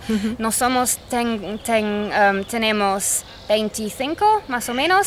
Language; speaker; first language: Spanish; non-native, fluent; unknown